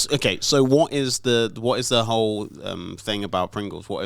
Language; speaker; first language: English; native; English